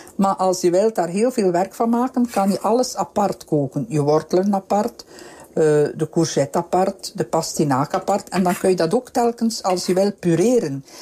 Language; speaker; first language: Dutch; native; Dutch